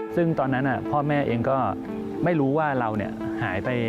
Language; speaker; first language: Thai; native; Thai